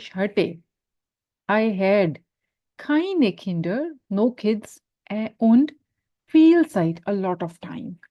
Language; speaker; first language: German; non-native, fluent; Urdu